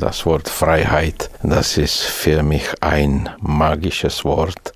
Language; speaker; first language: German; non-native, fluent; Czech